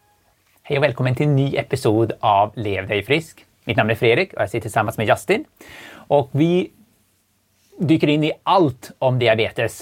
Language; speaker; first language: Swedish; native; Swedish